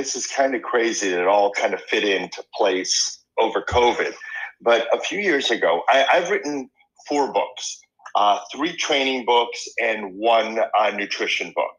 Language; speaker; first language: English; early bilingual, other home language; Spanish